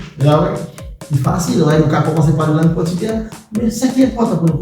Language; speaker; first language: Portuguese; non-native, learner; Haitian Creole